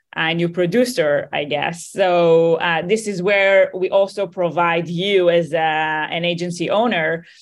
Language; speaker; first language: English; non-native, fluent; Hebrew